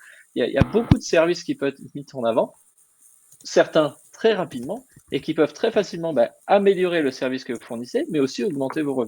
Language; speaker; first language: French; native; French